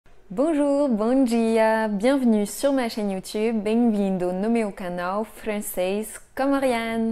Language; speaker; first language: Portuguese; non-native, fluent; French